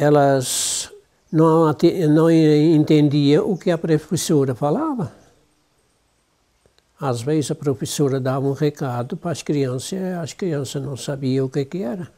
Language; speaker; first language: Portuguese; non-native, local second language; German